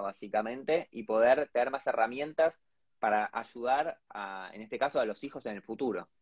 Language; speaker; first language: Spanish; native; Spanish